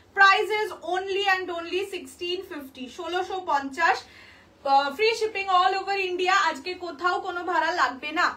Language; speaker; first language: Hindi; non-native, local second language; Bangla